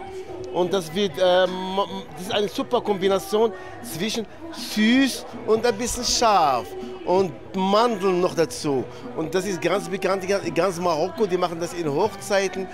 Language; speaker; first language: German; non-native, fluent; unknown